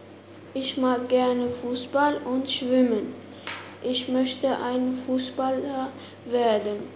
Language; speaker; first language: German; early bilingual, other home language; Kurdish